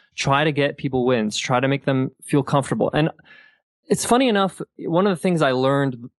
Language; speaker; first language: English; native; English